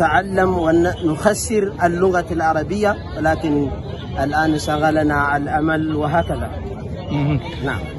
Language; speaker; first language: Arabic; non-native, fluent; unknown